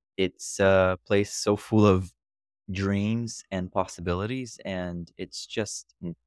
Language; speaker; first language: English; non-native, fluent; Portuguese